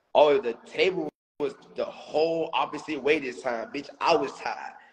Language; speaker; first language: English; native; English